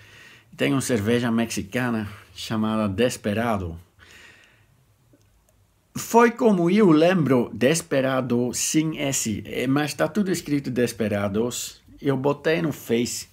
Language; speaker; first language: Portuguese; non-native, fluent; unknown